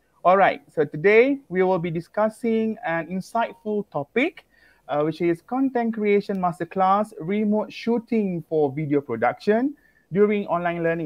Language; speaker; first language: English; non-native, local second language; Malay